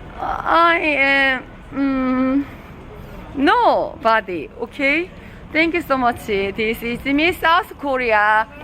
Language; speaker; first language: English; non-native, learner; Korean